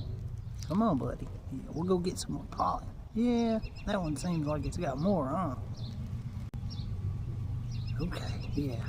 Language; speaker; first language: English; native; English